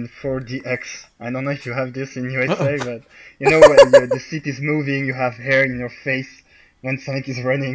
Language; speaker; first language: English; non-native, fluent; French